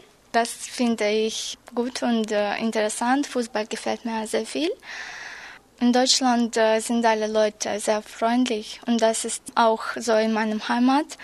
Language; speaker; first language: German; non-native, learner; Romanian